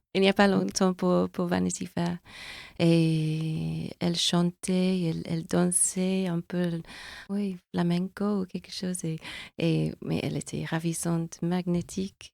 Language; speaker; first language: French; non-native, fluent; English